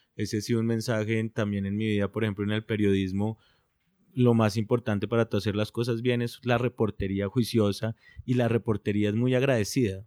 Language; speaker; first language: Spanish; native; Spanish